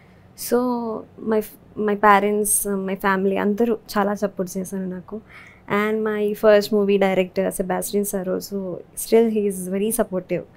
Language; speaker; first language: Telugu; non-native, learner; Malayalam